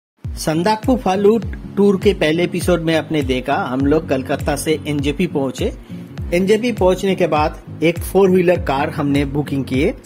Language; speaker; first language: Hindi; non-native, local second language; Bangla